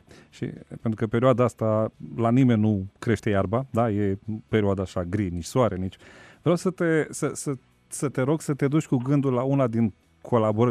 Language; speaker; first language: Romanian; native; Romanian